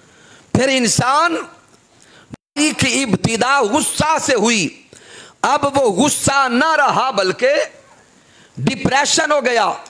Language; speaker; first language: Urdu; native; Urdu